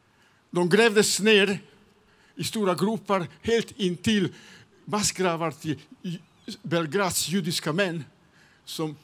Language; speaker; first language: Swedish; non-native, fluent; Serbian